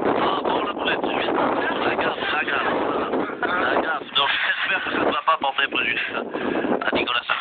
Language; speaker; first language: French; native; French